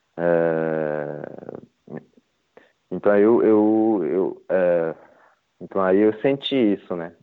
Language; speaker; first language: Portuguese; non-native, learner; Japanese